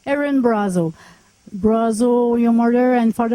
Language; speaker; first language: English; non-native, local second language; French